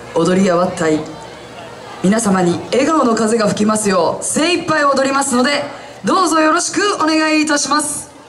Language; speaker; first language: Japanese; native; Japanese